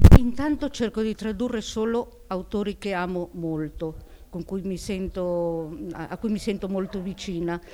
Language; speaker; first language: Italian; early bilingual, heritage; Italian